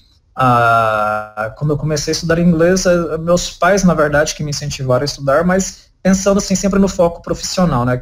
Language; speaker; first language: Portuguese; native; Portuguese